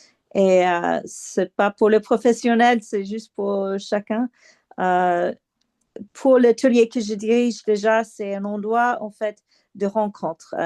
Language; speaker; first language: French; non-native, fluent; English